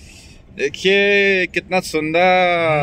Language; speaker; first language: Hindi; native; Hindi